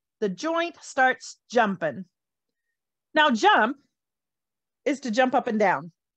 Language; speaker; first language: English; native; English